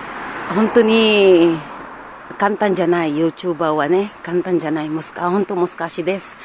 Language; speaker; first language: Japanese; non-native, learner; Filipino